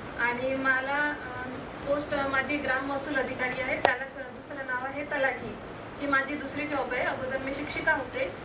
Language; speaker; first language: Marathi; native; Marathi